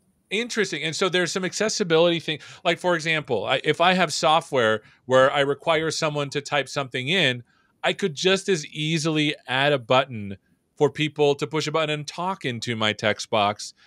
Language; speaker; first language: English; native; English